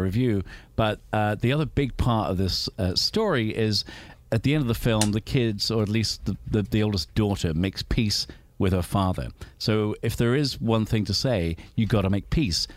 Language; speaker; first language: English; native; English